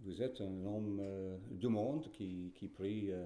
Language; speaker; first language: French; non-native, fluent; English